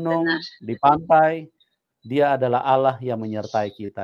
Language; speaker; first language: Indonesian; native; Indonesian